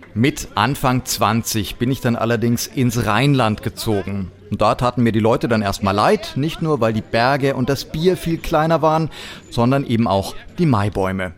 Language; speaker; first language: German; native; German